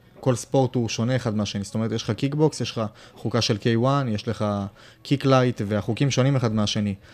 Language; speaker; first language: Hebrew; early bilingual, other home language; Russian